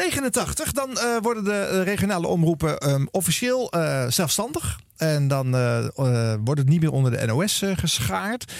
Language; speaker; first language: Dutch; native; Dutch